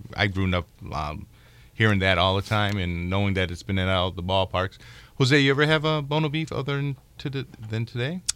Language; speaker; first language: English; native; English